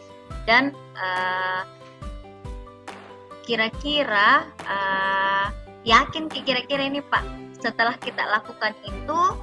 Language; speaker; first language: Indonesian; non-native, local second language; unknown